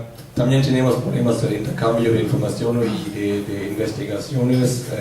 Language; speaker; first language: Spanish; non-native, fluent; German